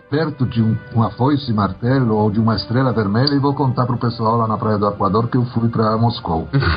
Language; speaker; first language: Portuguese; early bilingual, other home language; Polish